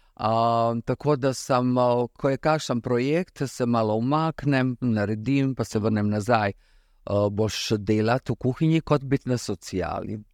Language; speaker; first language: Slovenian; early bilingual, other home language; Serbian